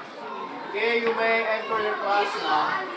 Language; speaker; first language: English; non-native, fluent; Indonesian